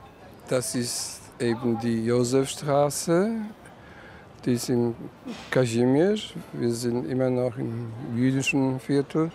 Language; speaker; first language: German; non-native, fluent; Polish